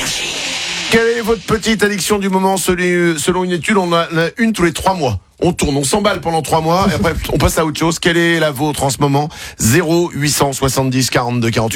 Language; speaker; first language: French; native; French